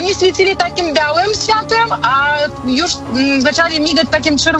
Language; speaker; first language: Polish; non-native, learner; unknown